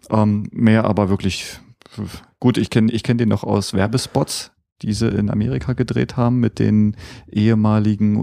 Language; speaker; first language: German; native; German